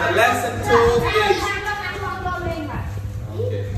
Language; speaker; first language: English; non-native, learner; Khmer